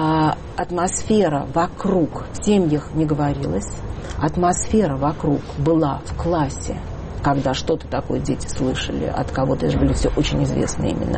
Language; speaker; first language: Russian; native; Russian